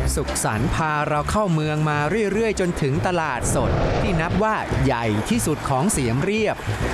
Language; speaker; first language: Thai; native; Thai